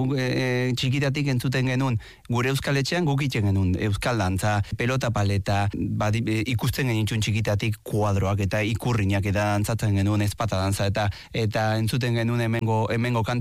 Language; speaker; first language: Basque; non-native, fluent; Spanish